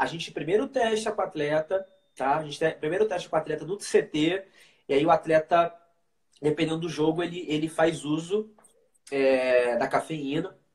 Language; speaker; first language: Portuguese; native; Portuguese